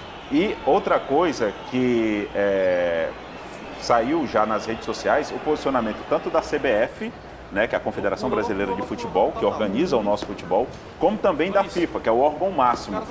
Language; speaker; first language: Portuguese; native; Portuguese